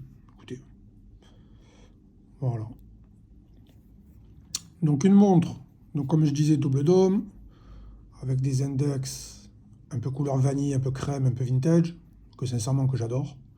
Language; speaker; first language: French; native; French